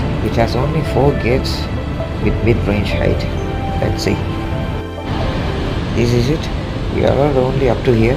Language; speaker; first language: English; non-native, local second language; Telugu